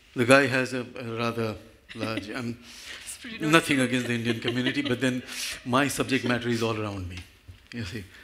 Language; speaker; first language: English; non-native, local second language; Gujarati